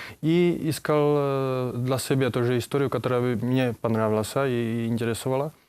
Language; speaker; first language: Russian; non-native, learner; Czech